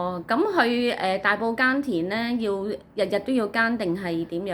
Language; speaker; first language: Cantonese; native; Cantonese